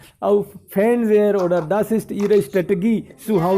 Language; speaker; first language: German; non-native, fluent; Hindi